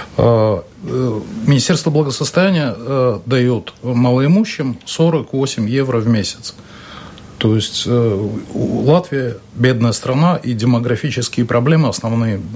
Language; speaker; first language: Russian; native; Russian